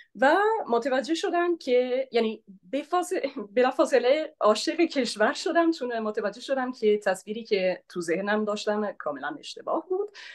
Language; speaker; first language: Persian; non-native, fluent; Italian